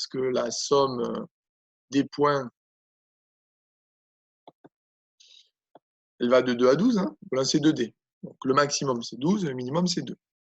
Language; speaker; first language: French; native; French